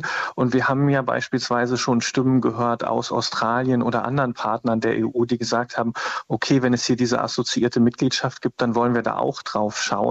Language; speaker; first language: German; native; German